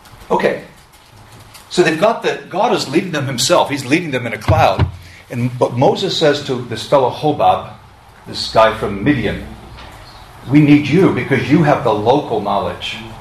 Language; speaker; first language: English; native; English